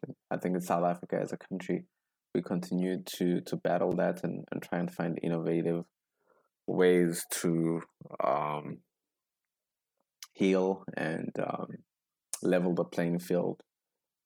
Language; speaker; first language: English; non-native, local second language; Zulu